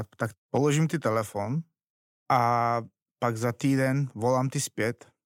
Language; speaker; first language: Czech; non-native, fluent; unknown